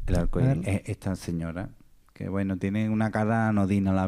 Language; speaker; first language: Spanish; native; Spanish